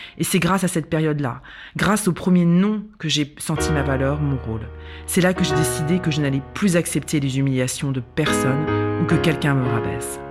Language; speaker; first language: French; non-native, local second language; Arabic